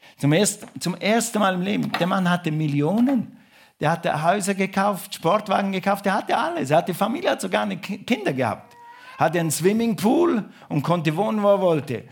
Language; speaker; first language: German; non-native, fluent; English